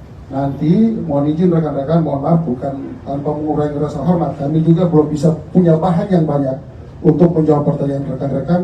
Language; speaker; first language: Indonesian; native; Indonesian